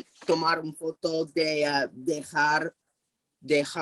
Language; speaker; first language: Spanish; non-native, fluent; English